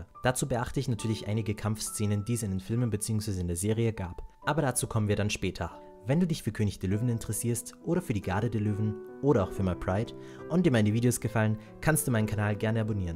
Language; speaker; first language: German; native; German